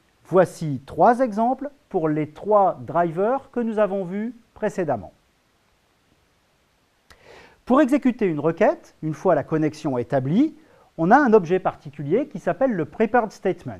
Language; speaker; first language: French; native; French